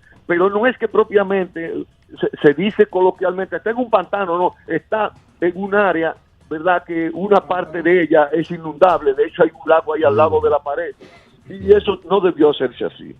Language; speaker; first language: Spanish; native; Spanish